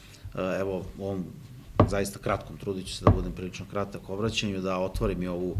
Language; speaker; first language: Bosnian; native; Bosnian